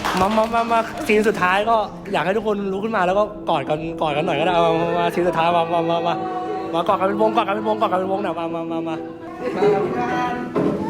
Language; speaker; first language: Thai; native; Thai